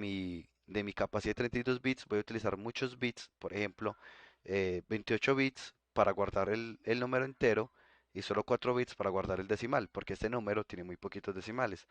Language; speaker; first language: Spanish; native; Spanish